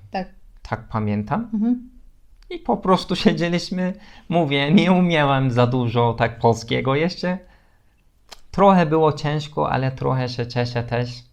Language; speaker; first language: Polish; non-native, learner; Turkish